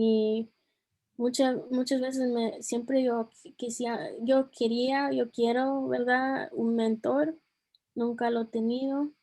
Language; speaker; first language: Spanish; early bilingual, heritage; Spanish